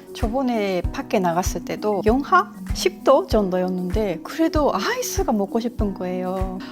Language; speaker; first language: Korean; non-native, fluent; Japanese